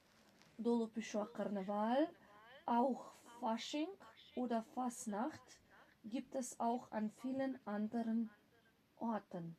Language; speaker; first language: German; non-native, fluent; Macedonian